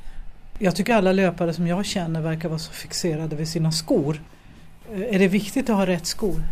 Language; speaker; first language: Swedish; native; Swedish